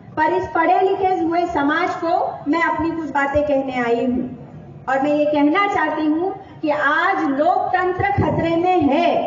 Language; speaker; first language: Hindi; non-native, local second language; Gujarati